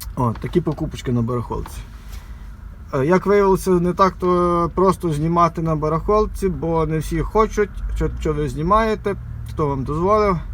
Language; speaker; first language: Ukrainian; native; Ukrainian